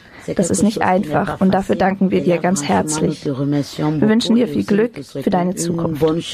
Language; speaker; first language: German; non-native, fluent; French